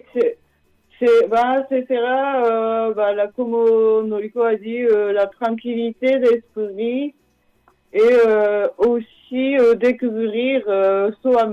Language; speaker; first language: French; non-native, fluent; Japanese